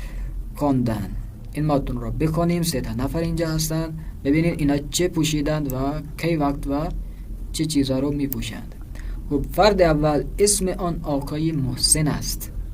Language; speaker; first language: Persian; non-native, fluent; Urdu